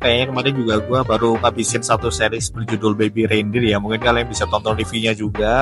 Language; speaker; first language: Indonesian; native; Indonesian